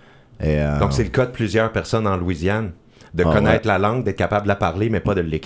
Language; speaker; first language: French; native; French